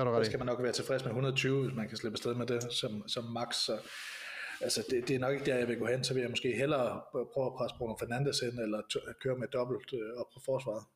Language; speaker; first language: Danish; native; Danish